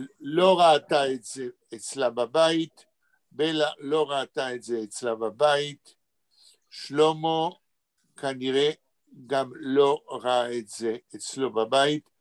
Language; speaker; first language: Hebrew; non-native, fluent; Spanish